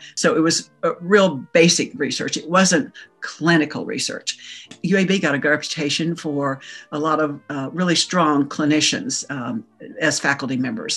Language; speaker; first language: English; native; English